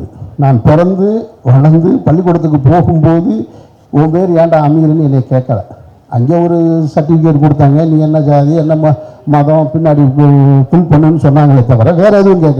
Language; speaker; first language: Tamil; native; Tamil